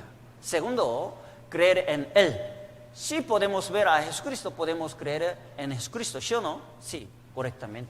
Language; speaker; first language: Spanish; non-native, learner; Korean